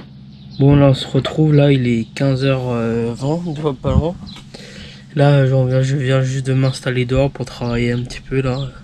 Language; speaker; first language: French; native; French